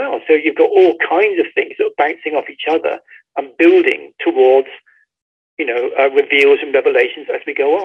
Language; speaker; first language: English; native; English